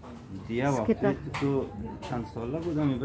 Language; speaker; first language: Indonesian; non-native, learner; Persian